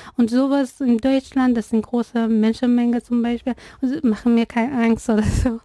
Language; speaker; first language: German; non-native, fluent; Persian